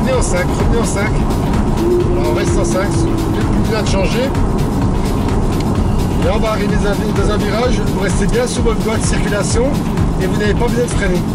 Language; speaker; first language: French; native; French